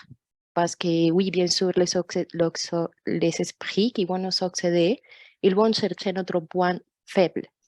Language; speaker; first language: French; non-native, fluent; Portuguese